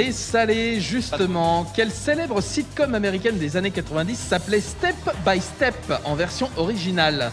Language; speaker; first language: French; native; French